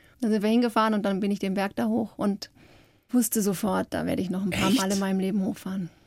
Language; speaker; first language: German; native; German